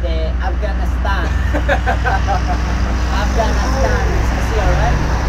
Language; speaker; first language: Spanish; native; Spanish